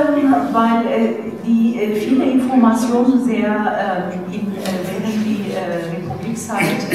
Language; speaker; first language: German; non-native, fluent; Turkish